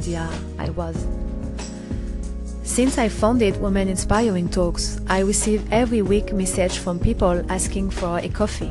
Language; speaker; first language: English; non-native, fluent; French